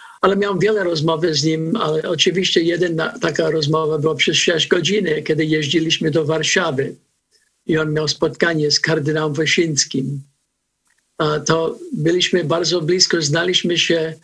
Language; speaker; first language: Polish; non-native, fluent; English